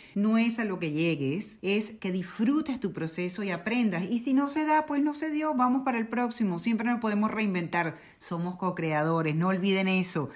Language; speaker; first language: Spanish; native; Spanish